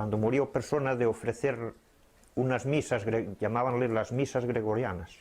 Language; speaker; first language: Spanish; non-native, local second language; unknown